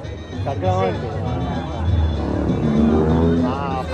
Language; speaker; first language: Spanish; native; Spanish